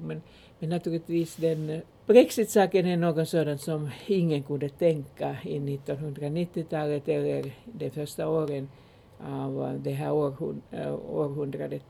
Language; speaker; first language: Swedish; non-native, local second language; Finnish